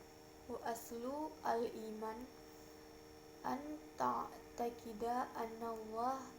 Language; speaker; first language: Arabic; non-native, learner; Indonesian